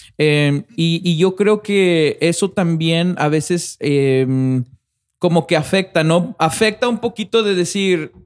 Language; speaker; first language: Spanish; native; Spanish